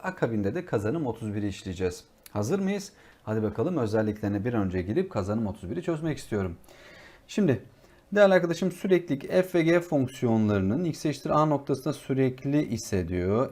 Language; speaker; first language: Turkish; native; Turkish